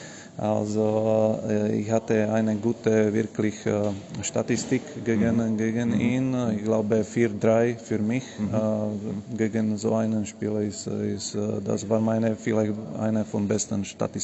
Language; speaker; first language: German; non-native, fluent; Slovak